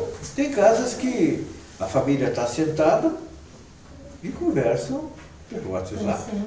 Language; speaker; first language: Portuguese; native; Portuguese